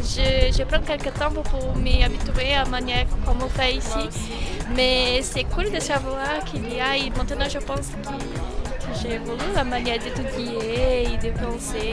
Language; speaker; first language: French; non-native, learner; Portuguese